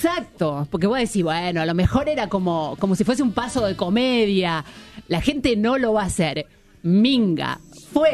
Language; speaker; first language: Spanish; native; Spanish